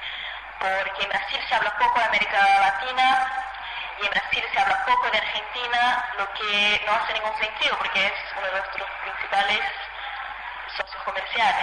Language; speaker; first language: Spanish; non-native, fluent; Portuguese